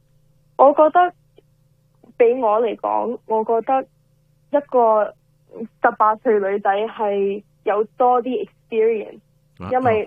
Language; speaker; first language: Cantonese; early bilingual, heritage; Cantonese